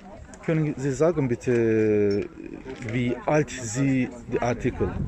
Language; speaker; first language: German; non-native, learner; Azerbaijani